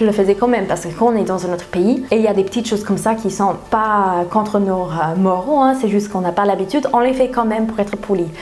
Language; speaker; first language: French; non-native, fluent; English